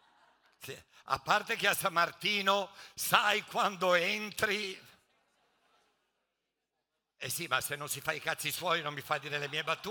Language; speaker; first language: Italian; native; Italian